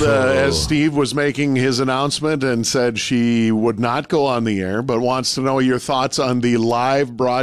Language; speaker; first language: English; native; English